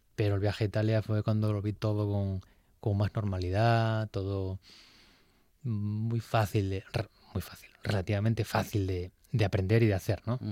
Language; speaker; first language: Spanish; native; Spanish